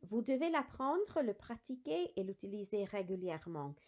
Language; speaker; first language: French; non-native, fluent; English